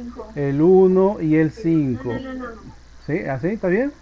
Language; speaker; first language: Spanish; native; Spanish